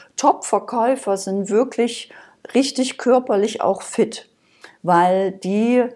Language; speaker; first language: German; native; German